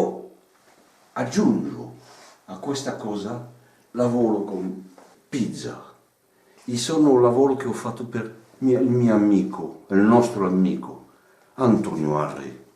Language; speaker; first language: Italian; non-native, learner; French